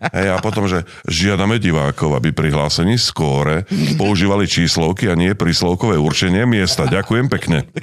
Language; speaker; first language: Slovak; native; Slovak